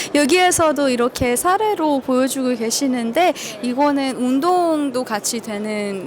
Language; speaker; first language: Korean; native; Korean